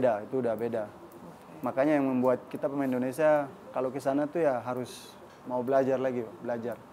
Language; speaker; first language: Indonesian; native; Indonesian